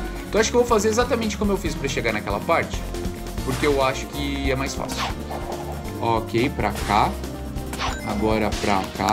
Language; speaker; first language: Portuguese; native; Portuguese